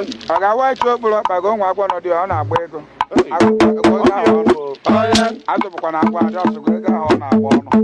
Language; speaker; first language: Igbo; native; Igbo